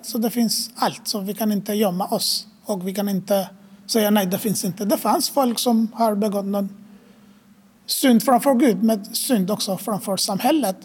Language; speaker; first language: Swedish; non-native, fluent; Arabic